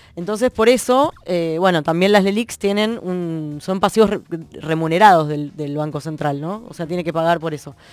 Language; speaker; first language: Spanish; native; Spanish